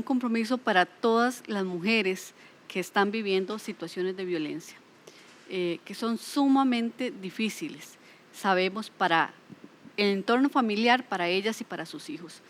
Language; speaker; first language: Spanish; native; Spanish